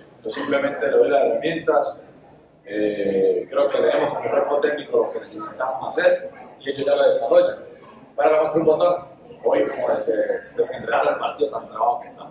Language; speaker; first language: Spanish; native; Spanish